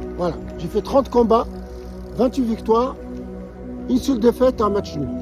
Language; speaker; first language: French; non-native, local second language; Arabic